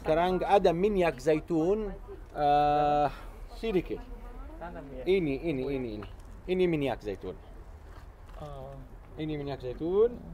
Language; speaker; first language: Indonesian; non-native, learner; Arabic